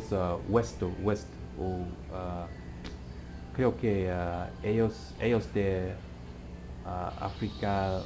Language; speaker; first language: Spanish; non-native, learner; English